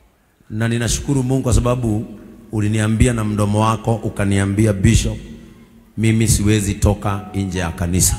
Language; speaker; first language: Swahili; non-native, local second language; Kikuyu